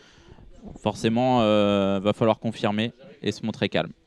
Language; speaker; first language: French; native; French